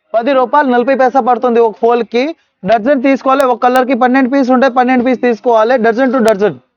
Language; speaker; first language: Telugu; non-native, local second language; Urdu